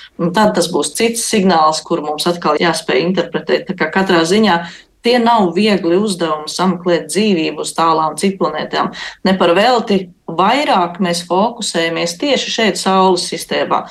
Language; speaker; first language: Latvian; native; Latvian